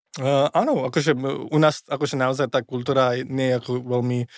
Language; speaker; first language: Slovak; non-native, fluent; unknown